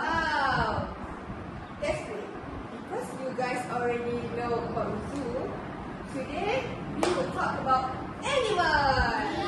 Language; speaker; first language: English; non-native, learner; Malay